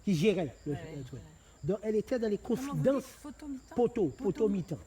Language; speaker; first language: French; non-native, local second language; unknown